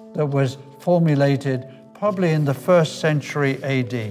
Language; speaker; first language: English; native; English